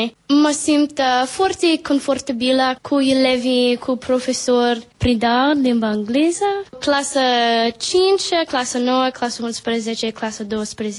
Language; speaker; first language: Romanian; non-native, learner; English